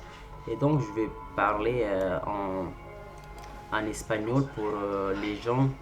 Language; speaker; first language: French; non-native, local second language; Comorian